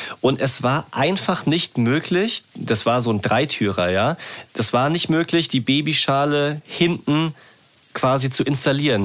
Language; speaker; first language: German; native; German